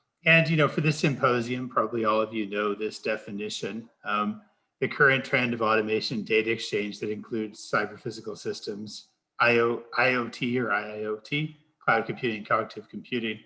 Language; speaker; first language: English; native; English